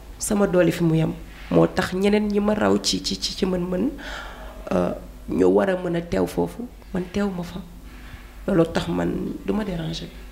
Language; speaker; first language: Wolof; non-native, local second language; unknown